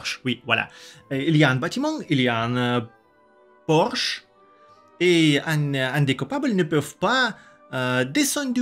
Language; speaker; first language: French; non-native, learner; Russian